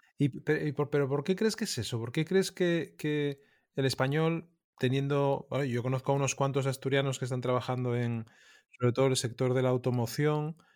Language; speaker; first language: Spanish; native; Spanish